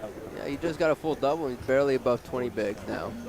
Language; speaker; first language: English; native; English